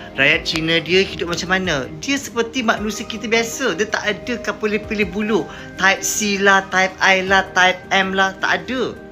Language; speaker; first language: Malay; native; Malay